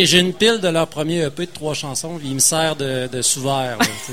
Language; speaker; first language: French; native; French